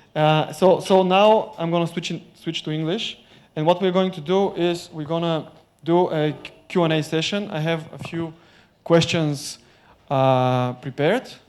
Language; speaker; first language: English; non-native, fluent; Bulgarian